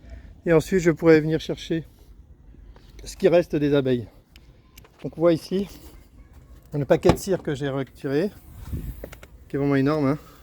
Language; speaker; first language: French; native; French